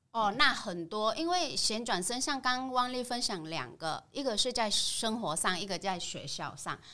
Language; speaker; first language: Chinese; non-native, fluent; Vietnamese